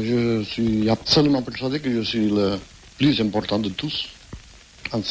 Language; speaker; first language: French; non-native, fluent; Catalan